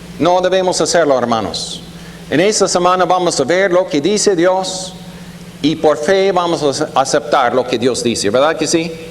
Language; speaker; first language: Spanish; non-native, fluent; German